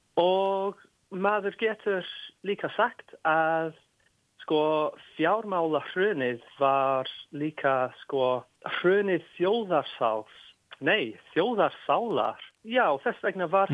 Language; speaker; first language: Icelandic; non-native, fluent; English